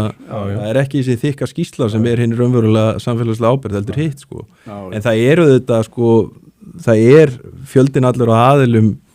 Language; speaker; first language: Icelandic; native; Icelandic